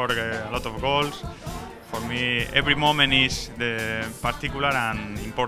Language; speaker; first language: English; non-native, learner; Spanish